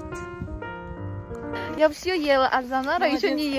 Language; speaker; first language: Russian; non-native, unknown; Korean